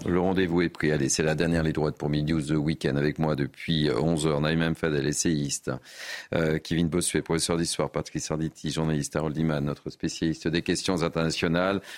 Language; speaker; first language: French; native; French